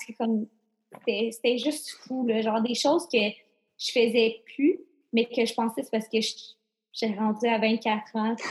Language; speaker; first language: French; native; French